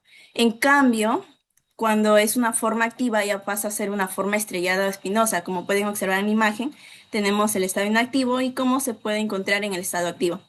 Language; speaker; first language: Spanish; native; Spanish